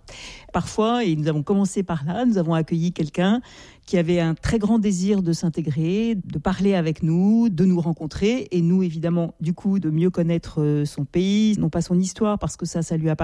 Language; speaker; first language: French; native; French